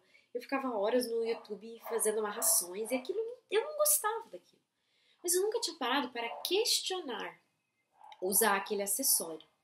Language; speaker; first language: Portuguese; native; Portuguese